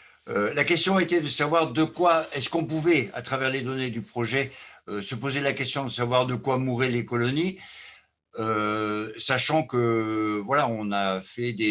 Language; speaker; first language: French; native; French